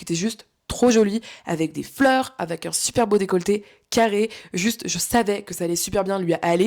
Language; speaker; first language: French; native; French